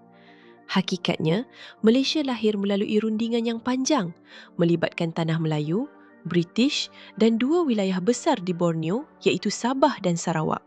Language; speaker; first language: Malay; native; Malay